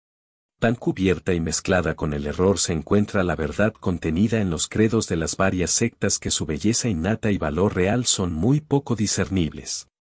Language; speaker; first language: Spanish; native; Spanish